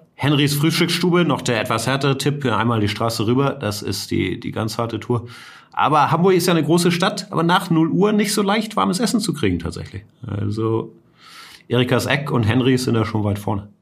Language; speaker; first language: German; native; German